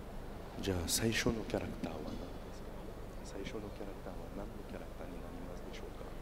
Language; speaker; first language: Japanese; non-native, fluent; French